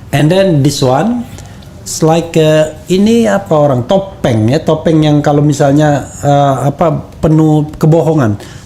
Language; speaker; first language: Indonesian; native; Indonesian